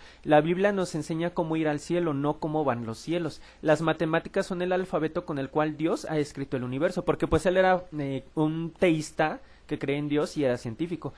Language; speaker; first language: Spanish; native; Spanish